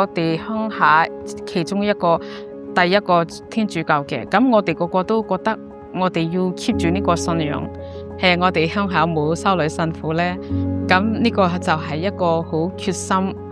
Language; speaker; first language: Cantonese; non-native, fluent; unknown